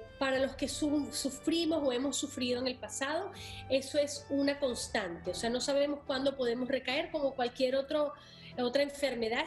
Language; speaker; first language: Spanish; native; Spanish